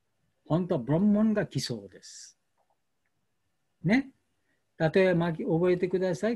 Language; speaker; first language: Japanese; non-native, fluent; Bangla